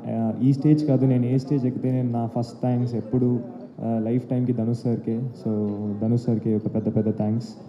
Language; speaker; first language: Telugu; non-native, learner; Tamil